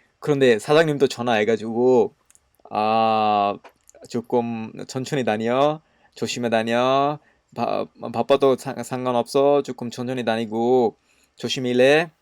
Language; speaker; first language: Korean; non-native, learner; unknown